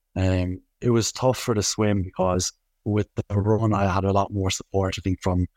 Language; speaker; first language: English; native; English